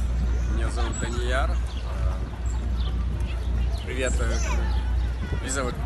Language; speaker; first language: Russian; non-native, local second language; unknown